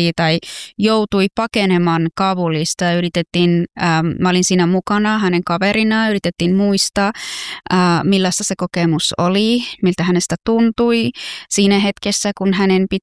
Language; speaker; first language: Finnish; non-native, fluent; Persian